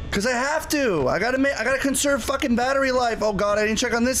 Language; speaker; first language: English; native; English